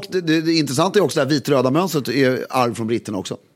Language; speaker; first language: Swedish; native; Swedish